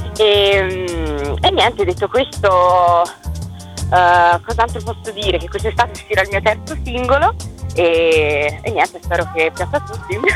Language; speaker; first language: Italian; early bilingual, other home language; Arabic